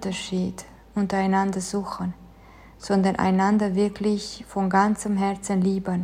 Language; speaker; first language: German; non-native, fluent; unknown